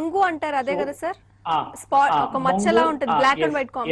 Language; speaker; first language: Telugu; native; Telugu